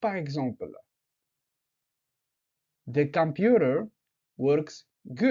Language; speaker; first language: English; non-native, fluent; French